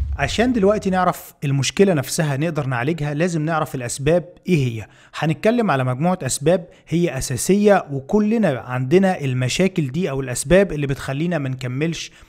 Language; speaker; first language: Arabic; native; Arabic